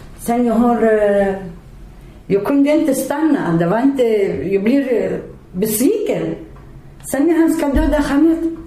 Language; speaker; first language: Swedish; non-native, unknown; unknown